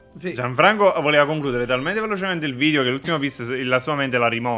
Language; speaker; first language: Italian; native; Italian